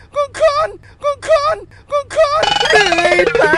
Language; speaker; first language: Thai; native; Thai